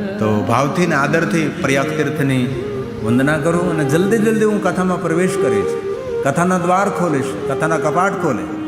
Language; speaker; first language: Gujarati; native; Gujarati